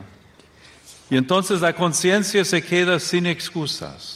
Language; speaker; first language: Spanish; non-native, fluent; English